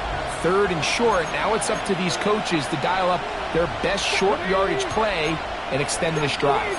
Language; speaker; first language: English; native; English